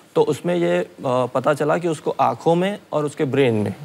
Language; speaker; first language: Hindi; non-native, local second language; Marathi